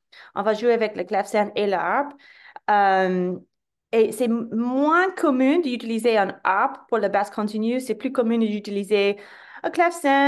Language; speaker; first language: French; non-native, fluent; English